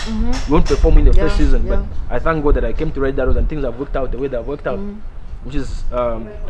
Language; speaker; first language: English; non-native, local second language; Bemba